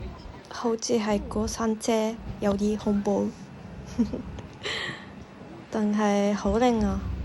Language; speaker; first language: Cantonese; non-native, learner; Japanese